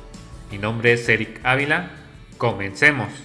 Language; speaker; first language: Spanish; native; Spanish